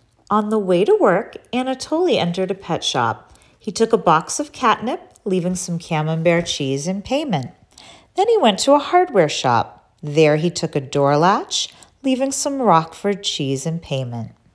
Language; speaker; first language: English; native; English